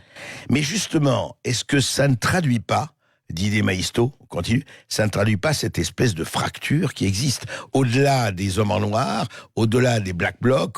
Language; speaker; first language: French; native; French